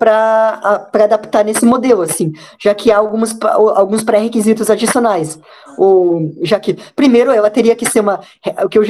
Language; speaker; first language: Portuguese; native; Portuguese